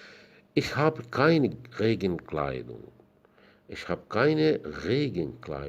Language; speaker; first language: German; non-native, fluent; Arabic